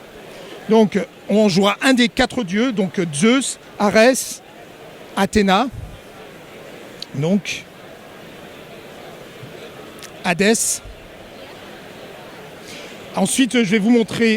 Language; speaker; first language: French; native; French